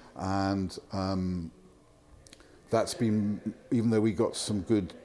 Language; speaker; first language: English; native; English